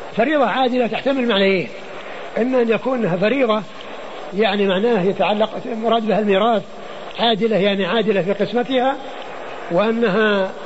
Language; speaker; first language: Arabic; native; Arabic